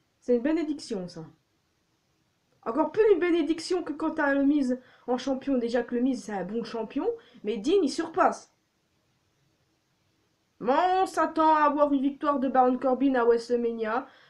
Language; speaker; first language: French; native; French